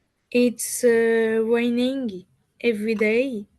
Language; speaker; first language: English; non-native, learner; French